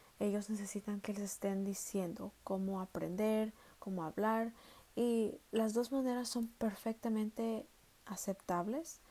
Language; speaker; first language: Spanish; early bilingual, heritage; Spanish